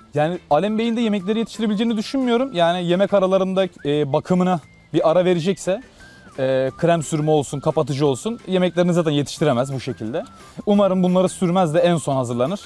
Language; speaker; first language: Turkish; native; Turkish